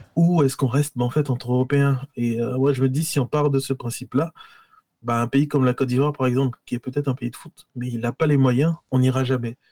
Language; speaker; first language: French; native; French